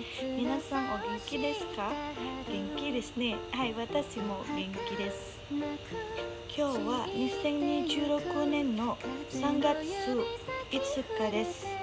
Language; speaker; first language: Japanese; non-native, learner; Indonesian